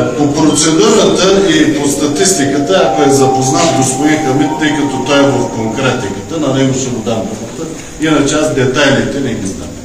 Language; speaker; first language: Bulgarian; non-native, local second language; Turkish